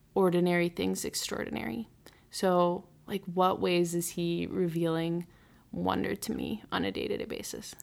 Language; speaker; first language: English; native; English